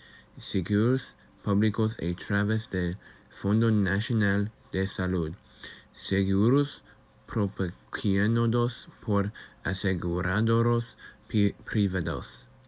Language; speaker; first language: Spanish; non-native, learner; English